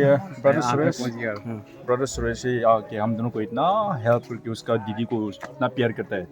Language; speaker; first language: Hindi; non-native, local second language; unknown